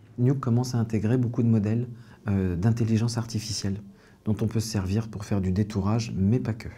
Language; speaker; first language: French; native; French